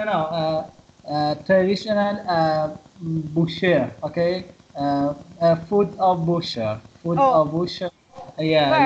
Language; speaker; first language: English; non-native, fluent; Persian